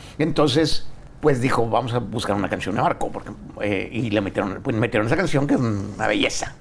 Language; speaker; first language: Spanish; native; Spanish